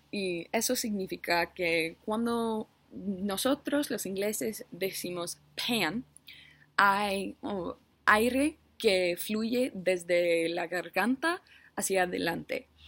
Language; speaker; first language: Spanish; non-native, learner; English